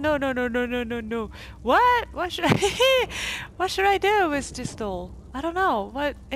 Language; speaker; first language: English; non-native, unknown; Japanese